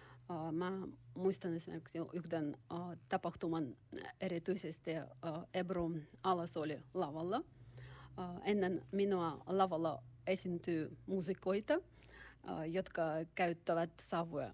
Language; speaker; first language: Finnish; non-native, learner; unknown